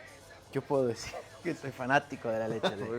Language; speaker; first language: Spanish; native; Spanish